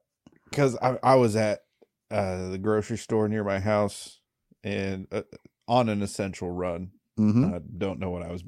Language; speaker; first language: English; native; English